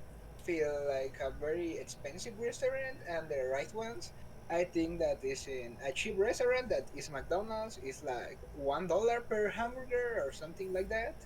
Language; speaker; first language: English; non-native, learner; Spanish